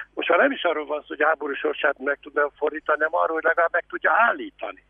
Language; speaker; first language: Hungarian; native; Hungarian